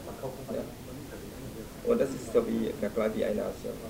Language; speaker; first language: German; non-native, fluent; Vietnamese